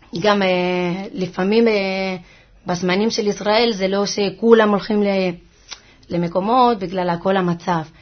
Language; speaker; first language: Hebrew; non-native, fluent; Spanish